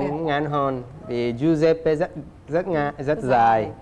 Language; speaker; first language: Vietnamese; non-native, learner; Italian